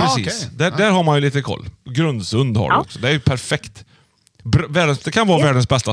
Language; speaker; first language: Swedish; native; Swedish